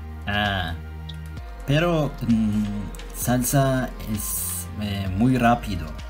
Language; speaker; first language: Spanish; non-native, learner; Turkish